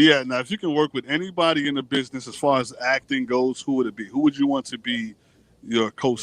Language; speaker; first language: English; native; English